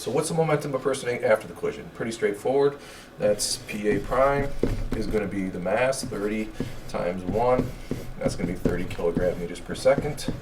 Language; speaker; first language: English; native; English